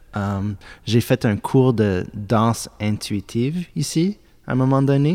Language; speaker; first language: French; non-native, local second language; English